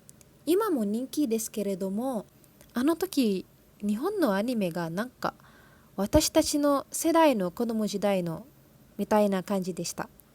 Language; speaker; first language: Japanese; non-native, learner; Malay